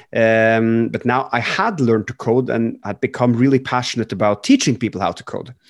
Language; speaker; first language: English; non-native, fluent; Norwegian